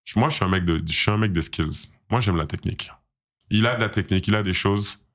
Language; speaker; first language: French; native; French